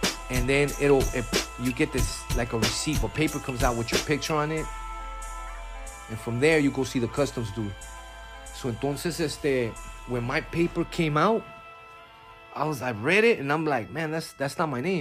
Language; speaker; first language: English; early bilingual, other home language; Spanish